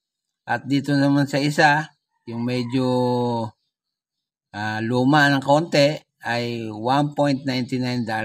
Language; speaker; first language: Filipino; native; Filipino